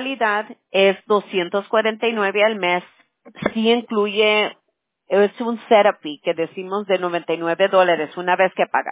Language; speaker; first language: Spanish; early bilingual, heritage; Spanish